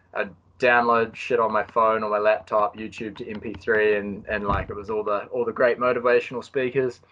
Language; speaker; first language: English; native; English